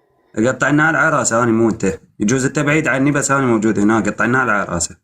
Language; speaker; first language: Arabic; native; Arabic